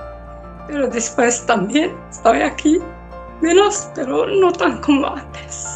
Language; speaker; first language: Spanish; non-native, local second language; Kʼicheʼ